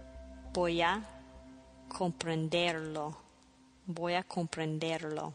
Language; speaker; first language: Spanish; non-native, fluent; English